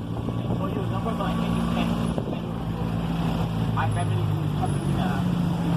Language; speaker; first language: English; non-native, learner; Thai